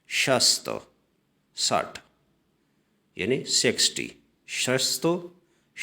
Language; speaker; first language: Persian; non-native, fluent; Urdu